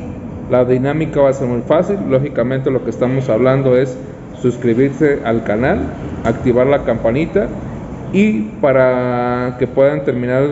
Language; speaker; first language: Spanish; native; Spanish